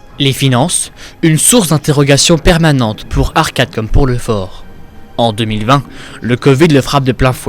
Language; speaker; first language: French; native; French